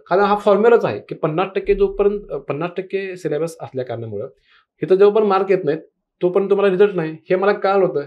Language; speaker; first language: Marathi; non-native, local second language; Kannada